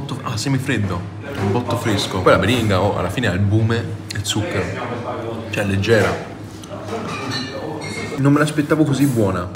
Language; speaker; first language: Italian; native; Italian